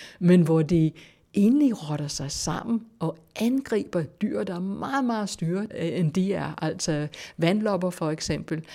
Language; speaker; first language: Danish; non-native, fluent; English